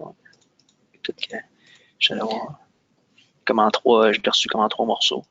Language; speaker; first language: French; native; French